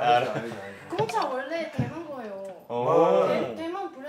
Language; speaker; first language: Korean; non-native, learner; Chinese